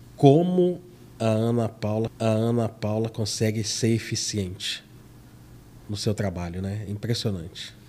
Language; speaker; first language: Portuguese; native; Portuguese